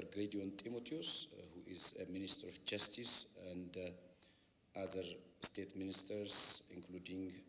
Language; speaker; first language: English; non-native, local second language; Amharic